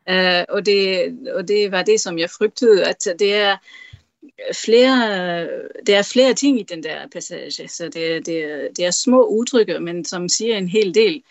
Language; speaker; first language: Danish; non-native, fluent; French